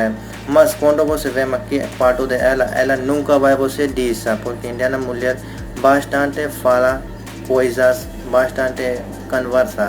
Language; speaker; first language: Portuguese; non-native, learner; Hindi